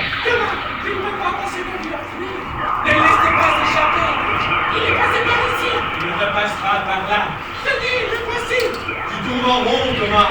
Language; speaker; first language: French; native; French